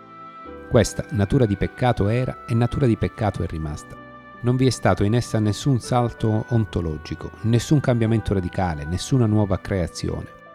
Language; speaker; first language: Italian; native; Italian